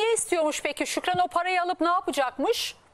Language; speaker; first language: Turkish; native; Turkish